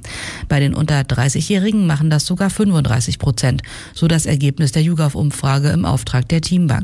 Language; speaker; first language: German; native; German